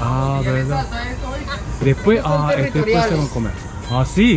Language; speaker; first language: Spanish; non-native, learner; Japanese